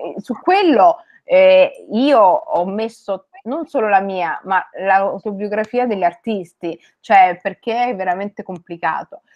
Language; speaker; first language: Italian; early bilingual, other home language; Somali